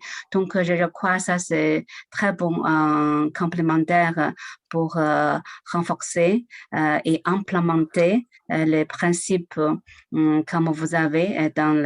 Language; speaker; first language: French; non-native, learner; Chinese